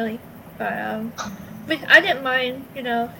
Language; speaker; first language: English; native; English